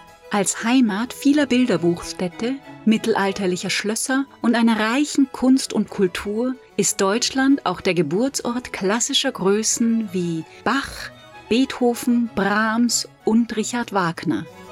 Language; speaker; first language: German; native; German